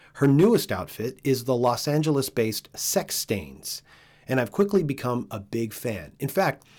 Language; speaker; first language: English; native; English